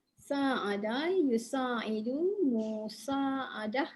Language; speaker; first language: Arabic; non-native, learner; Malay